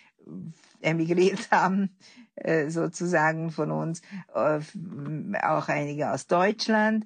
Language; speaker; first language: German; non-native, fluent; Hungarian